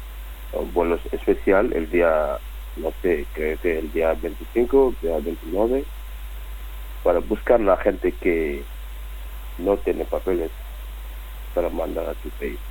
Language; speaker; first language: Spanish; non-native, learner; Wolof